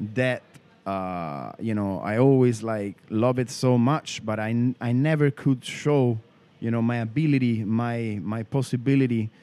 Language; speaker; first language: English; non-native, learner; Italian